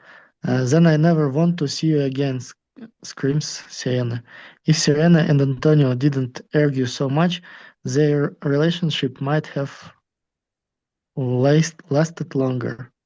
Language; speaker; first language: English; non-native, learner; Russian